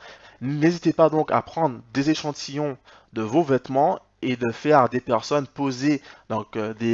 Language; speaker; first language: French; native; French